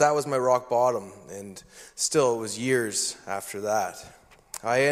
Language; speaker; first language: English; native; English